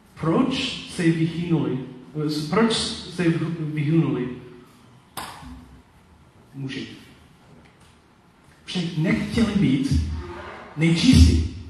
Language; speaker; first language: Czech; non-native, learner; Polish